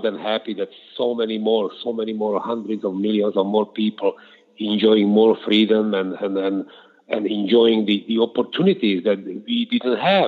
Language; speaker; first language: English; non-native, fluent; Slovak